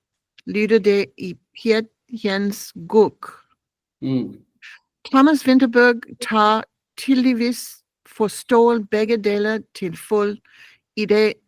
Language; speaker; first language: Danish; non-native, learner; English